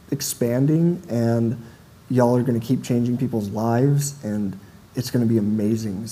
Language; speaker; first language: English; native; English